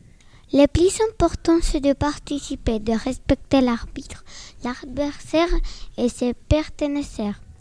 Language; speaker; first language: French; non-native, learner; Spanish